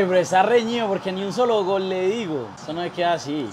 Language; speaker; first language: Spanish; native; Spanish